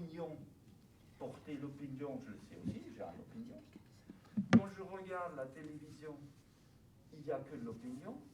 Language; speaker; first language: French; non-native, fluent; German